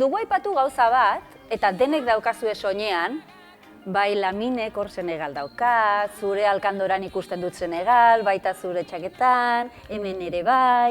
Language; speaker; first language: Basque; native; Basque